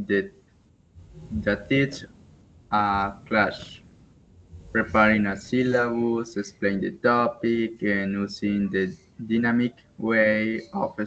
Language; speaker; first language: English; non-native, learner; Spanish